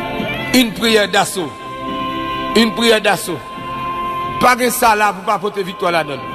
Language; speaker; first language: French; non-native, local second language; Haitian Creole